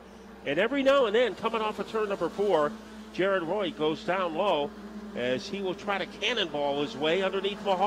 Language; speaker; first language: English; native; English